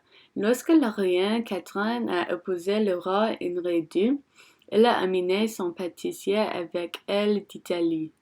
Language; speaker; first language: French; non-native, learner; English